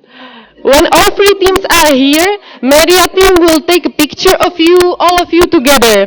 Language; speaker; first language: English; non-native, fluent; Czech